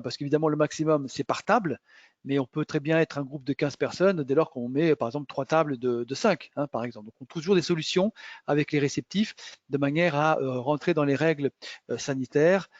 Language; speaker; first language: French; native; French